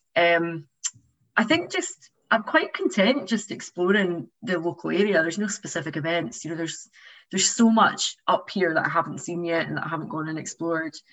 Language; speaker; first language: English; native; English